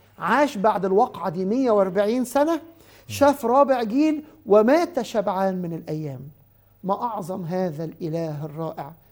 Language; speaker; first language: Egyptian Arabic; native; Egyptian Arabic